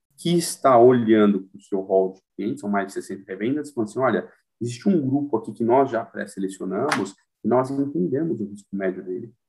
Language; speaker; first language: Portuguese; native; Portuguese